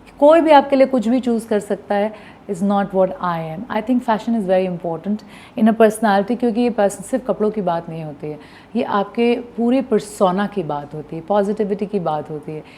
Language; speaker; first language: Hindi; non-native, local second language; Bhojpuri